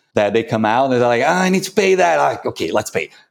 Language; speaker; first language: English; non-native, fluent; Portuguese